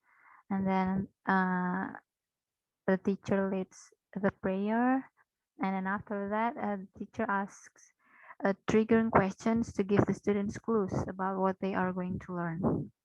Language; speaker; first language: English; non-native, fluent; Indonesian